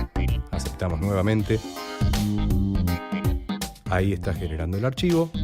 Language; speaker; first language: Spanish; native; Spanish